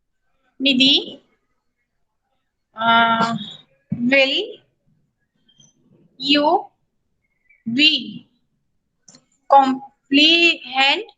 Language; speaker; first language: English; non-native, learner; Hindi